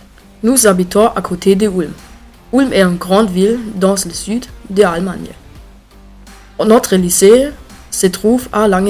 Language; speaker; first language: French; non-native, learner; German